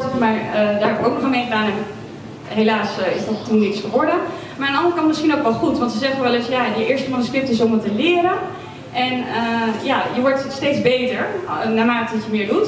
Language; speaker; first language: Dutch; native; Dutch